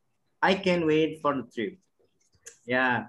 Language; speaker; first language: English; non-native, learner; Indonesian